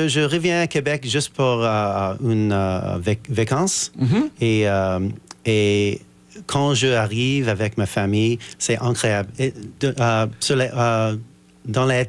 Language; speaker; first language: French; non-native, learner; English